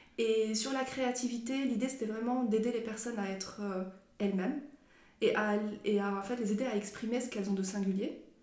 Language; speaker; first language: French; non-native, local second language; Arabic